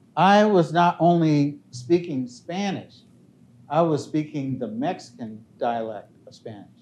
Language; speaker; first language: English; native; English